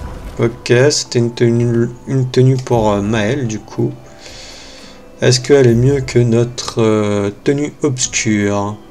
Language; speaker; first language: French; native; French